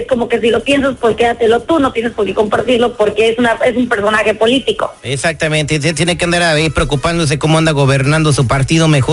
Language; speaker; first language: Spanish; native; Spanish